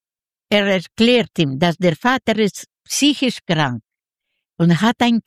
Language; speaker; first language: German; non-native, learner; Yiddish